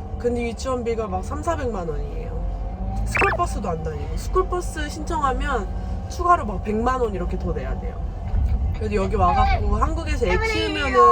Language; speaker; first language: Korean; native; Korean